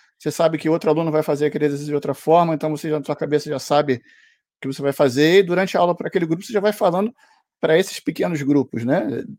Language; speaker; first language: Portuguese; native; Portuguese